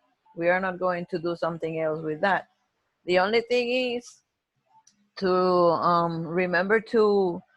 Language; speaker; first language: English; non-native, fluent; Spanish